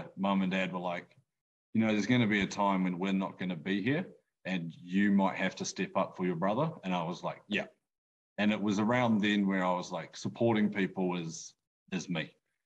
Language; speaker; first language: English; native; English